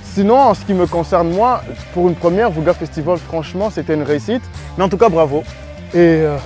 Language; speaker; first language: French; non-native, local second language; Rundi